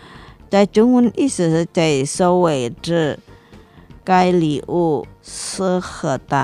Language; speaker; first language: Chinese; non-native, learner; Indonesian